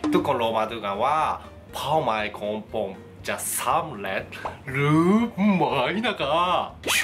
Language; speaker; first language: Thai; non-native, learner; Japanese